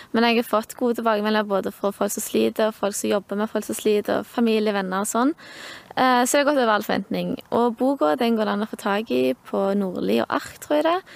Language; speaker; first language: Norwegian; native; Norwegian